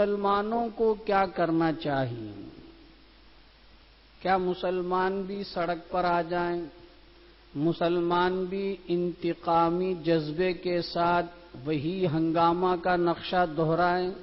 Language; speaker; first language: Urdu; native; Urdu